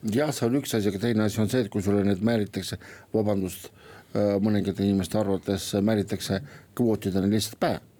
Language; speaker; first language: Estonian; non-native, local second language; Russian